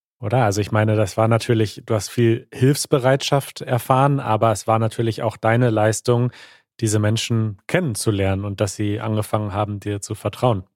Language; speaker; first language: German; native; German